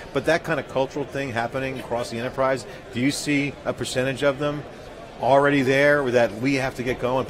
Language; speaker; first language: English; native; English